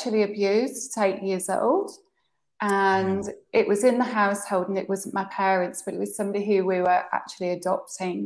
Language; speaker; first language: English; native; English